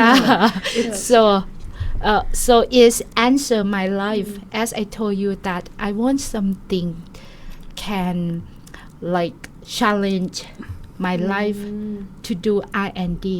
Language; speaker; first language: English; non-native, learner; Thai